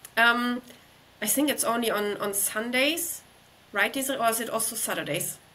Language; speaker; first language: English; non-native, fluent; German